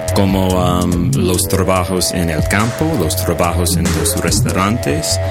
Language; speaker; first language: Spanish; non-native, learner; English